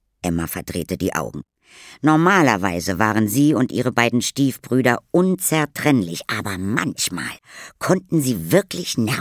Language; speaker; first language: German; native; German